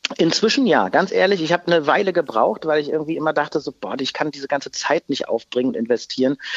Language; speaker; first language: German; native; German